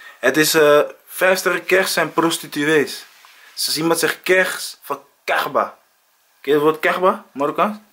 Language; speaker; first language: Dutch; early bilingual, other home language; Akan